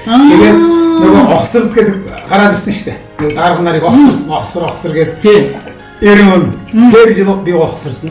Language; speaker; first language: Mongolian; non-native, local second language; Kazakh